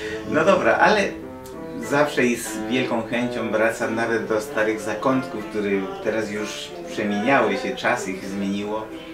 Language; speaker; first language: Polish; non-native, fluent; Spanish